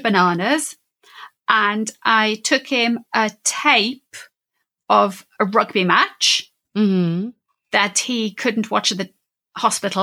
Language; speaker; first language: English; native; English